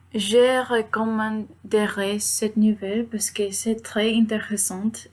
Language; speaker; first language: French; non-native, learner; Spanish